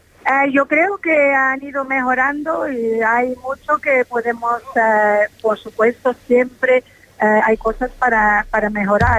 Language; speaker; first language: Spanish; non-native, fluent; English